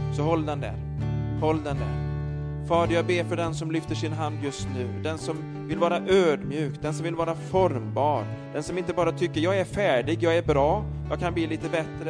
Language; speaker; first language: Swedish; native; Swedish